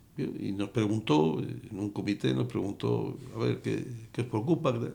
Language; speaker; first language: Spanish; native; Spanish